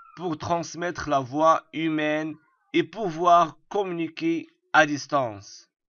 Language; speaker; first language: French; non-native, local second language; Arabic